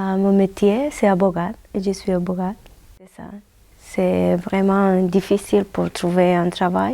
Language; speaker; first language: French; non-native, learner; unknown